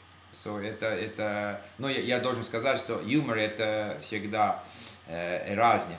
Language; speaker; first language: Russian; non-native, learner; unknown